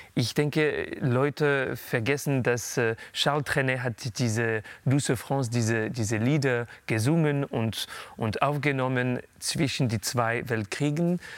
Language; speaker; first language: German; non-native, fluent; French